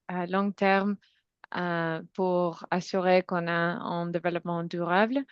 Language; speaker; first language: French; non-native, fluent; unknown